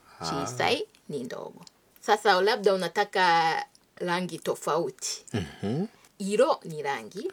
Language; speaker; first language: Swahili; native; Swahili